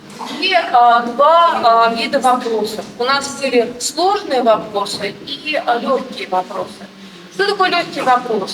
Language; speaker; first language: Russian; native; Russian